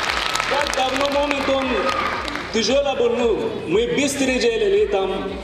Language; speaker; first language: Russian; non-native, learner; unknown